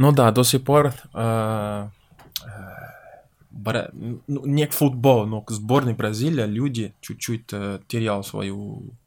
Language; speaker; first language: Russian; non-native, learner; Portuguese